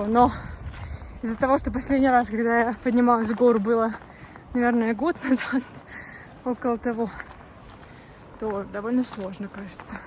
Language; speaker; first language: Russian; native; Russian